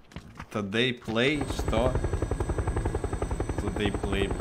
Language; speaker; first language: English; non-native, learner; Russian